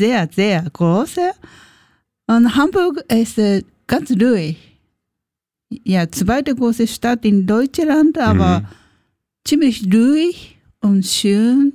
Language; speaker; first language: German; non-native, learner; Japanese